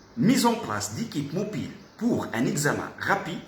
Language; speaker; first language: French; non-native, local second language; Arabic